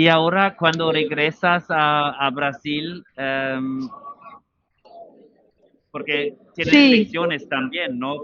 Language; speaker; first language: Spanish; non-native, fluent; German